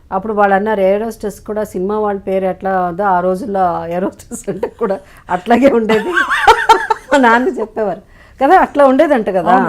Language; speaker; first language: Telugu; native; Telugu